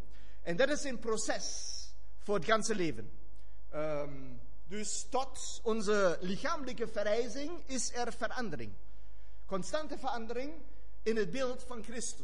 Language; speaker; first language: Dutch; non-native, fluent; German